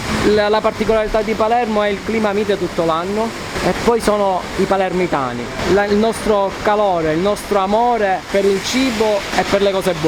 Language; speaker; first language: Italian; native; Italian